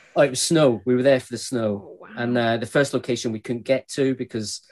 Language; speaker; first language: English; native; English